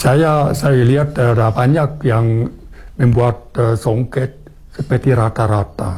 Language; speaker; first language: Indonesian; non-native, fluent; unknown